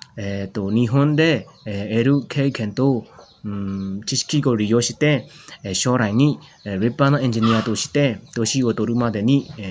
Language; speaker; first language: Japanese; non-native, learner; Burmese